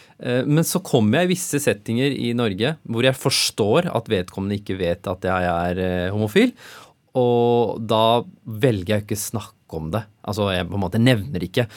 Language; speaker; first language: Norwegian; early bilingual, other home language; Urdu